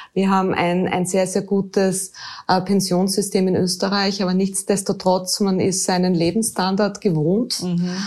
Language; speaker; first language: German; native; German